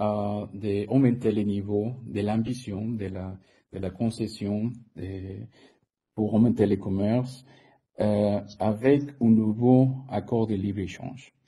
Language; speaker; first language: French; non-native, fluent; Spanish